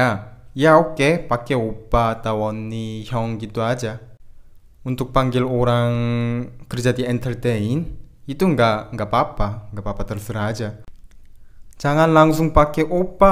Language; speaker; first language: Indonesian; non-native, fluent; Korean